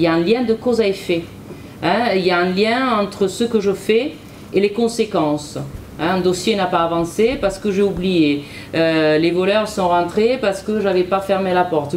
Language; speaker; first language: French; native; French